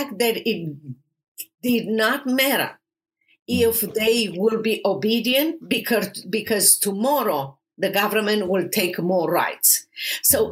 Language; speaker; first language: English; non-native, fluent; Romanian